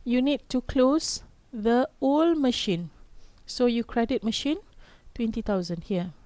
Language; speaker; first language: English; non-native, local second language; Malay